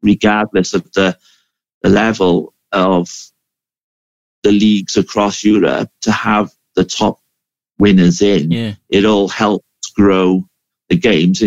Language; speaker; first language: English; native; English